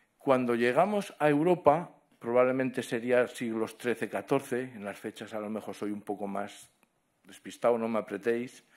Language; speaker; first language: Spanish; non-native, local second language; Catalan